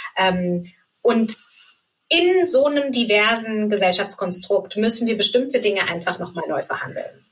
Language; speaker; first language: German; native; German